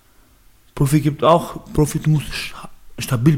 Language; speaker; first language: German; non-native, learner; Baluchi